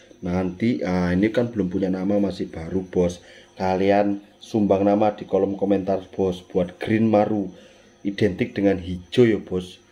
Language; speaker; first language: Indonesian; native; Indonesian